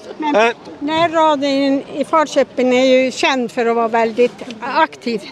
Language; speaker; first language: Swedish; native; Swedish